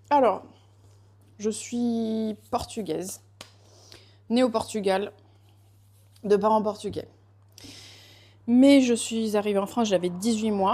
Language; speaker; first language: French; early bilingual, other home language; Portuguese